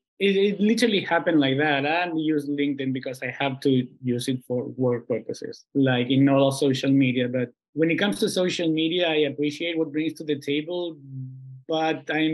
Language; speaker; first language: English; non-native, fluent; Spanish